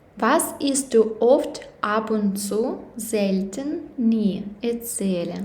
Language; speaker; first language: German; non-native, fluent; Ukrainian